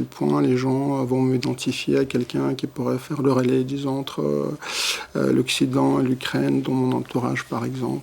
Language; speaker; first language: French; early bilingual, other home language; Russian